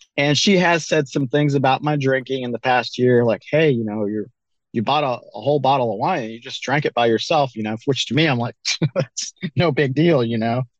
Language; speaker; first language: English; native; English